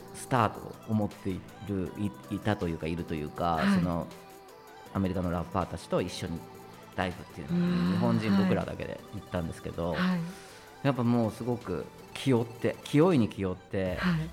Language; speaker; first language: Japanese; native; Japanese